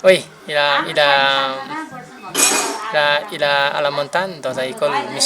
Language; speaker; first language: French; non-native, learner; Nepali